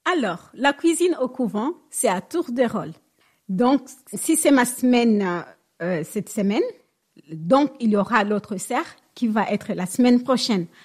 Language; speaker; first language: French; non-native, local second language; Swahili